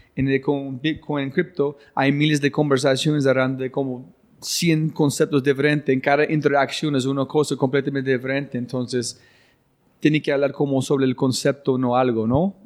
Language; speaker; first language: Spanish; non-native, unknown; English